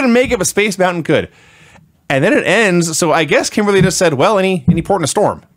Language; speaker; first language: English; native; English